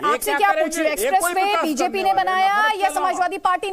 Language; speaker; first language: Hindi; native; Hindi